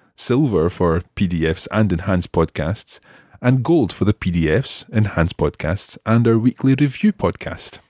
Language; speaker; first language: English; native; English